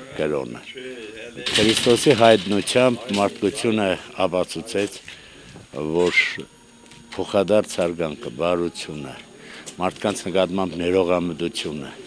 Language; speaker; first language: Armenian; native; Armenian